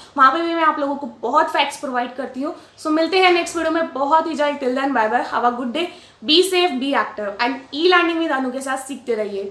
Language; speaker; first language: Hindi; native; Hindi